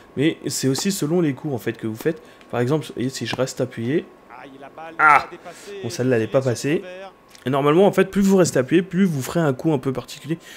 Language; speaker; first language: French; native; French